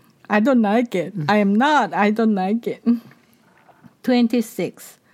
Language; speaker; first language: English; non-native, learner; Korean